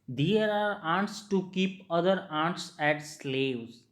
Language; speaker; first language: English; non-native, local second language; Gujarati